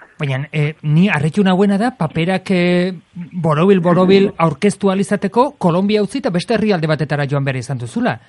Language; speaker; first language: Basque; native; Basque